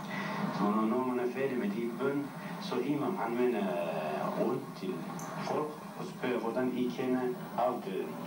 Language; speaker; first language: Danish; non-native, learner; Turkish